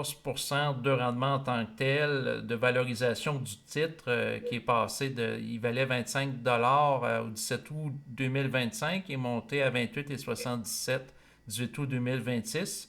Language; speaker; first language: French; native; French